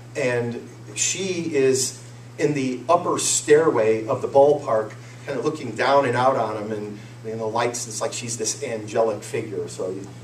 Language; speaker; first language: English; native; English